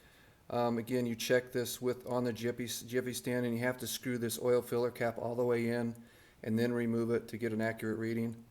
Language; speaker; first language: English; native; English